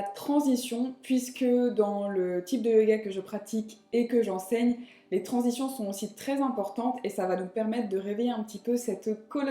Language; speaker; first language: French; native; French